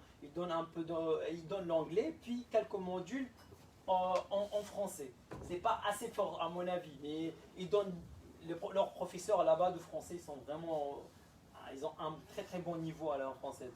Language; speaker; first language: French; non-native, fluent; Arabic